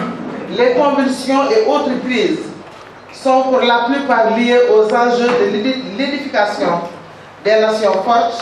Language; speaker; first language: French; non-native, local second language; Wolof